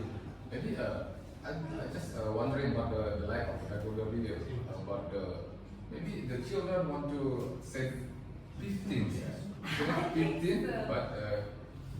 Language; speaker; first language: English; non-native, fluent; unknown